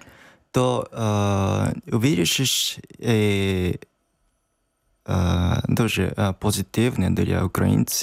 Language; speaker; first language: Ukrainian; non-native, learner; Japanese